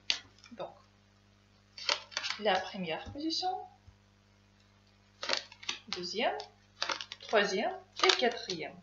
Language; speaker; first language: French; non-native, learner; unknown